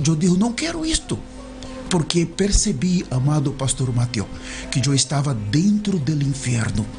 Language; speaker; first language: Spanish; non-native, learner; Portuguese